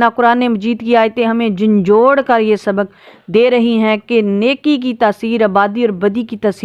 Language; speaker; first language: Urdu; native; Urdu